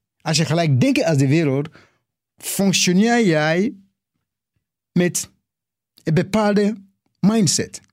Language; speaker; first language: Dutch; non-native, fluent; English